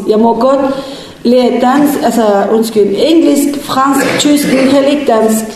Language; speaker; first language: Danish; non-native, learner; Kurdish